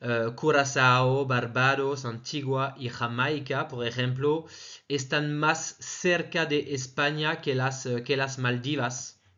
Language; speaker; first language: Spanish; non-native, fluent; French